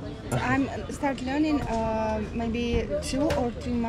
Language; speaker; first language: English; non-native, learner; Russian